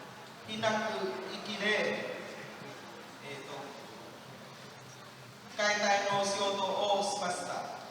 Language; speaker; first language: Japanese; non-native, learner; Vietnamese